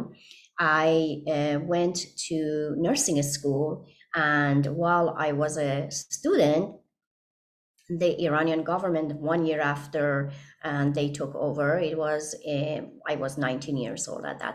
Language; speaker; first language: English; non-native, fluent; Persian